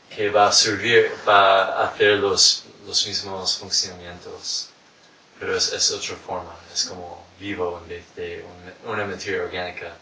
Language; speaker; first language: Spanish; non-native, fluent; English